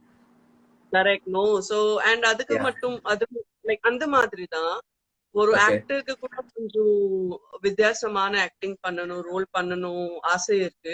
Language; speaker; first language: Tamil; non-native, fluent; Gujarati